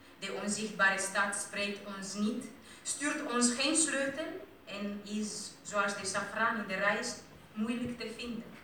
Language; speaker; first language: Dutch; non-native, fluent; Romanian